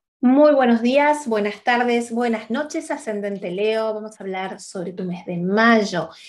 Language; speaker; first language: Spanish; native; Spanish